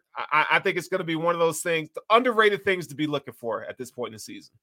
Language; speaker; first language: English; native; English